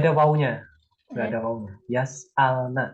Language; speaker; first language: Indonesian; native; Indonesian